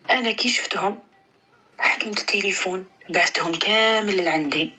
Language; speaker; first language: Arabic; native; Arabic